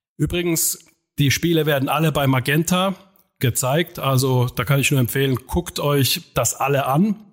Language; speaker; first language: German; non-native, fluent; Finnish